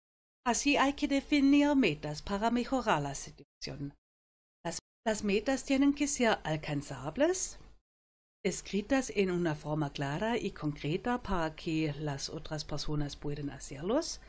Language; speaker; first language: Spanish; non-native, fluent; German